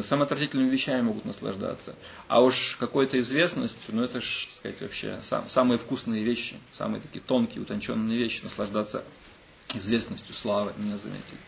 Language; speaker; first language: Russian; native; Russian